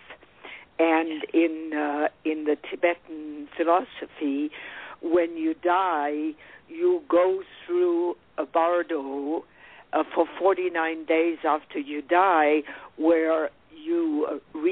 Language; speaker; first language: English; non-native, fluent; French